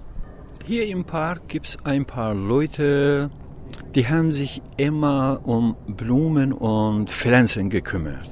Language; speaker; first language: German; non-native, learner; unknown